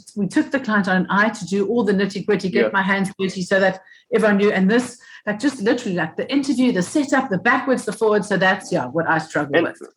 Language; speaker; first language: English; native; English